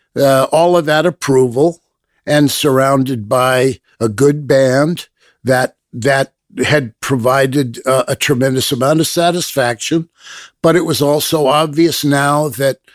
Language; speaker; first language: English; native; English